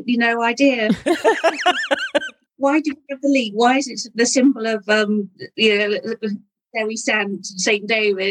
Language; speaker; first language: English; native; English